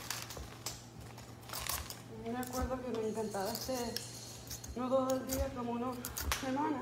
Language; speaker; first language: Spanish; early bilingual, heritage; Spanish